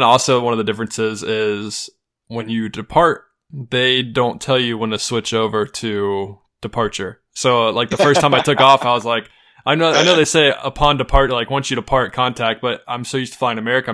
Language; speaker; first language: English; native; English